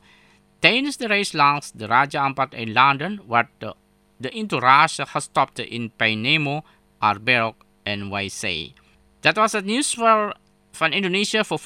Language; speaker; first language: Dutch; non-native, fluent; Indonesian